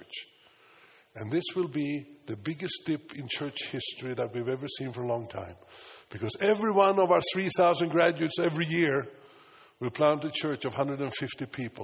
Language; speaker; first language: English; non-native, fluent; Swedish